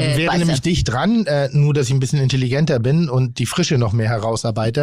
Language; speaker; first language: German; native; German